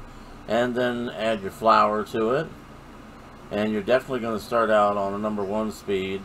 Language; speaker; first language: English; native; English